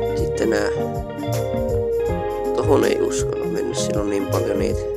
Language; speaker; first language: Finnish; native; Finnish